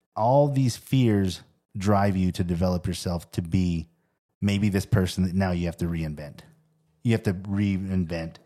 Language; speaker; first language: English; native; English